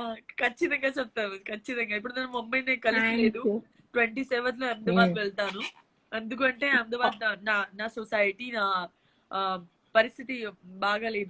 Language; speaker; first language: Telugu; non-native, learner; Gujarati